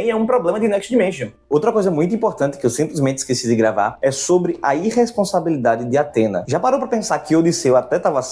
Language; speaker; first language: Portuguese; native; Portuguese